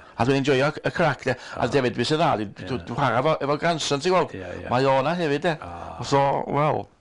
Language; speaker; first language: Welsh; native; Welsh